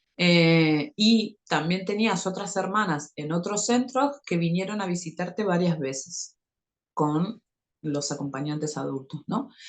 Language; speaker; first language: Spanish; native; Spanish